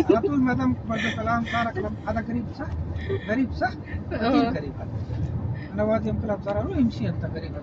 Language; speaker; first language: Arabic; non-native, learner; Hindi